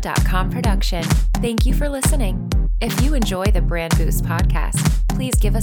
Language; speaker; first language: English; native; English